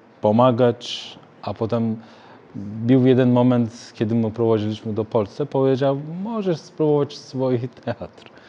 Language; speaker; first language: Polish; non-native, learner; Turkish